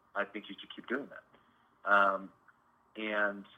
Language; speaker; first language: English; native; English